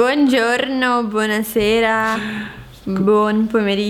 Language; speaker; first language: Italian; non-native, fluent; Portuguese